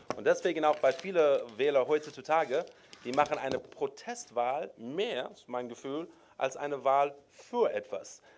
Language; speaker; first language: German; non-native, fluent; English